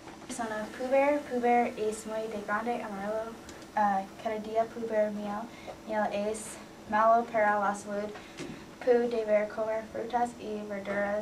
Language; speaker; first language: Spanish; non-native, learner; English